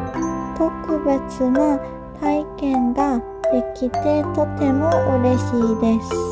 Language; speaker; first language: Japanese; non-native, fluent; Korean